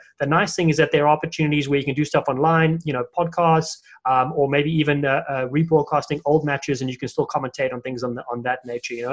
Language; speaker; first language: English; native; English